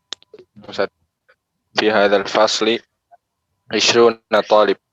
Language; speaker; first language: Arabic; non-native, learner; Indonesian